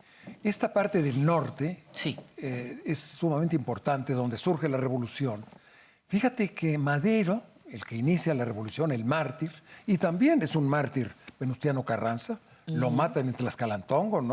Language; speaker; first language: Spanish; native; Spanish